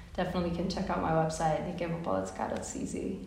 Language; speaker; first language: English; non-native, fluent; Czech